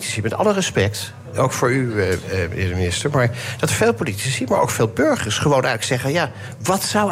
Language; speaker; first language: Dutch; native; Dutch